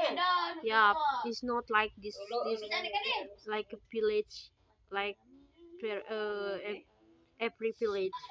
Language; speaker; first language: English; non-native, local second language; Indonesian